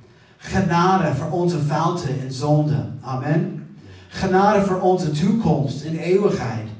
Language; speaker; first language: Dutch; non-native, fluent; English